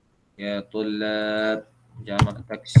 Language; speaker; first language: Arabic; non-native, fluent; Malay